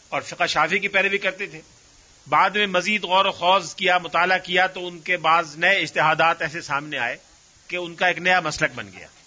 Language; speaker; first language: Urdu; native; Urdu